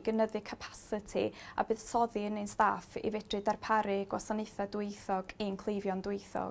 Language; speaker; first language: Welsh; native; Welsh